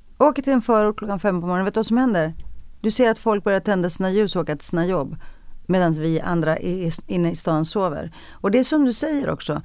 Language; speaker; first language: Swedish; early bilingual, other home language; Greek